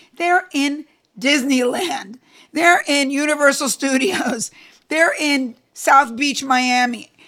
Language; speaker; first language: English; early bilingual, other home language; Spanish